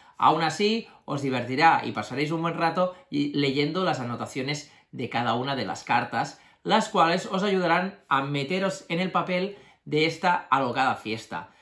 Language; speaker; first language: Spanish; native; Spanish